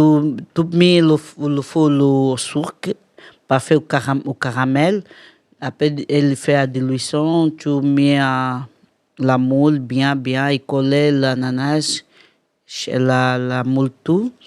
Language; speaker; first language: French; non-native, learner; Portuguese